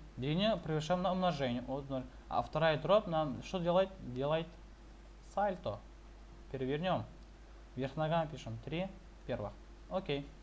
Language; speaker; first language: Russian; non-native, local second language; Kazakh